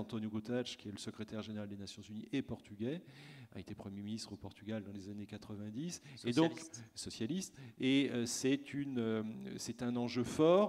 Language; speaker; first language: French; native; French